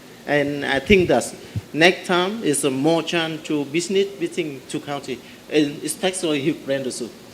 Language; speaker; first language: English; non-native, learner; Vietnamese